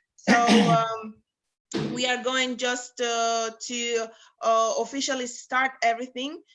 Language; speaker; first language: English; non-native, fluent; Romanian